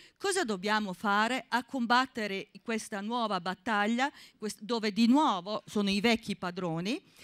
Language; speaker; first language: Italian; non-native, fluent; Serbian